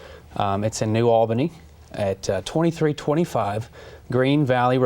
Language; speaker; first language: English; native; English